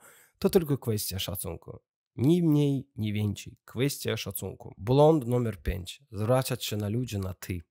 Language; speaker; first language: Polish; non-native, learner; Russian